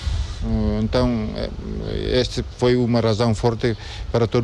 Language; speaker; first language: Portuguese; non-native, local second language; Tetum